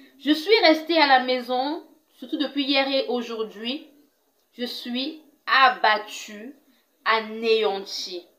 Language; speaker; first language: French; non-native, local second language; Lingala